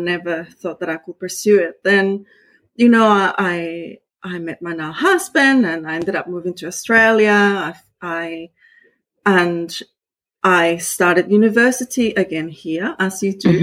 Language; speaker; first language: English; non-native, fluent; Spanish